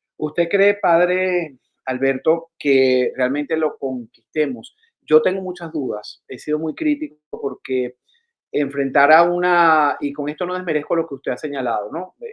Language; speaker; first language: Spanish; native; Spanish